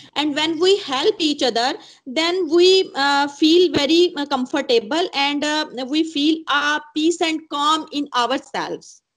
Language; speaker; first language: English; non-native, local second language; Punjabi